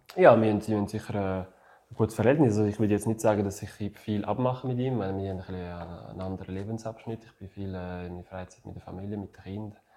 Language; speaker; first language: German; non-native, fluent; French